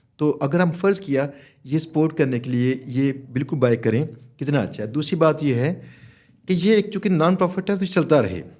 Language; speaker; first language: Urdu; native; Urdu